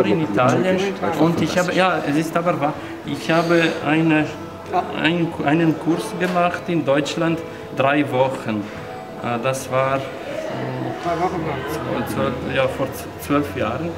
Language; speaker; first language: German; non-native, fluent; Italian